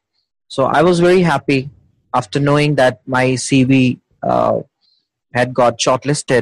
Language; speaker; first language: English; non-native, local second language; Hindi